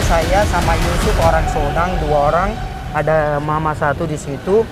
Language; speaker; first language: Indonesian; non-native, learner; Rohingya